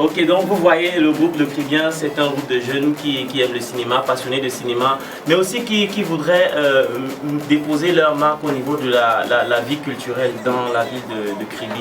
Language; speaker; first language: French; native; French